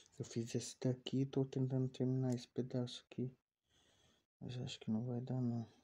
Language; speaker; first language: Portuguese; native; Portuguese